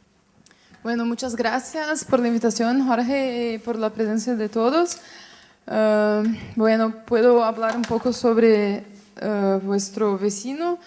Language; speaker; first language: Spanish; non-native, fluent; Portuguese